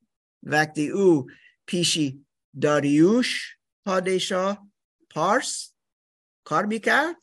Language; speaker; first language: Persian; non-native, fluent; English